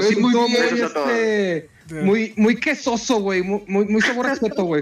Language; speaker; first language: Spanish; native; Spanish